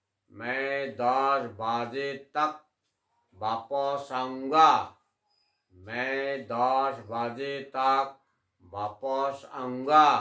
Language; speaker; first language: Hindi; non-native, local second language; Bangla